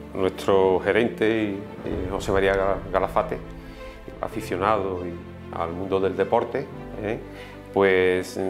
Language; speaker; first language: Spanish; native; Spanish